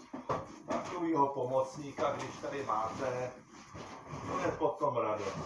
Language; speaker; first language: Czech; native; Czech